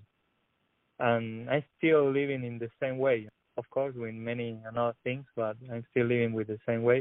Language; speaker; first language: English; non-native, learner; Spanish